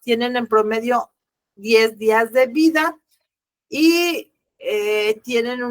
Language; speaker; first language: Spanish; native; Spanish